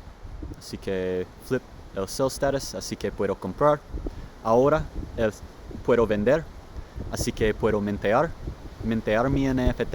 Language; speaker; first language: Spanish; non-native, learner; English